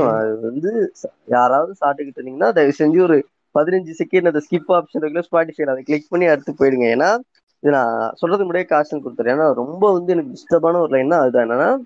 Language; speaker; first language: Tamil; native; Tamil